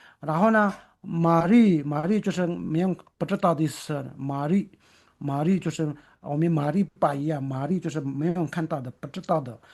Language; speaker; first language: Chinese; non-native, local second language; Tibetan